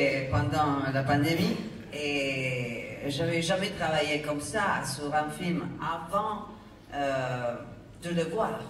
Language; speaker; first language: French; non-native, fluent; Italian